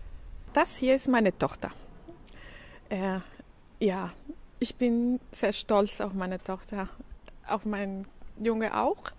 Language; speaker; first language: German; non-native, fluent; Spanish